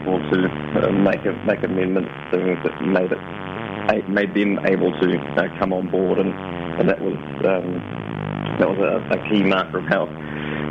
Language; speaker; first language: English; native; English